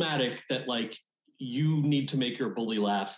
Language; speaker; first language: English; native; English